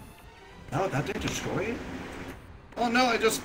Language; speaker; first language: English; native; English